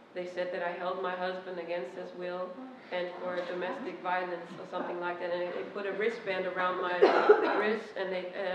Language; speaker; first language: English; non-native, fluent; Persian